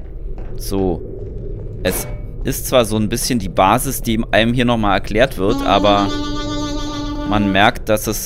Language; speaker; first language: German; native; German